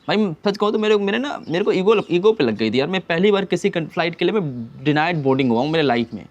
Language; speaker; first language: Hindi; native; Hindi